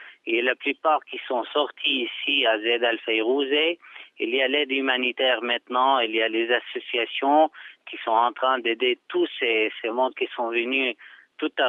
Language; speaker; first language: French; non-native, fluent; Arabic